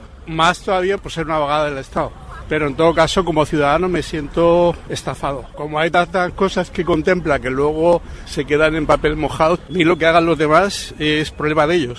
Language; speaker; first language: Spanish; native; Spanish